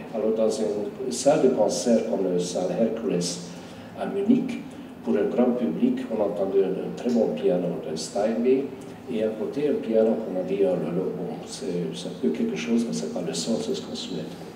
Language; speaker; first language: French; non-native, fluent; Hungarian